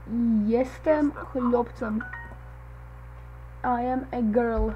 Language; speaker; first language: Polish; non-native, learner; Czech